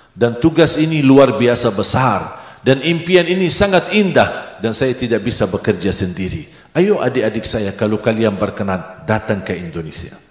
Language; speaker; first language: Indonesian; non-native, fluent; Arabic